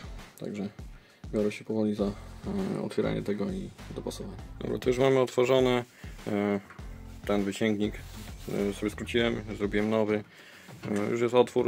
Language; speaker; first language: Polish; native; Polish